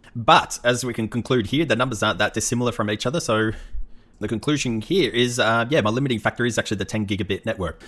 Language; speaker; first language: English; native; English